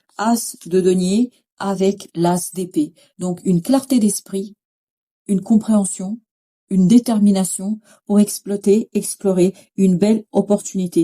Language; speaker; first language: French; native; French